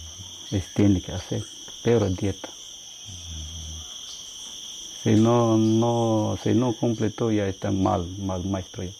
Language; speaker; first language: Spanish; non-native, local second language; Shipibo-Conibo